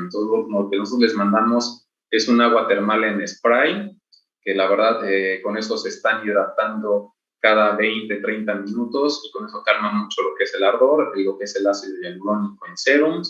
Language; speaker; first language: Spanish; native; Spanish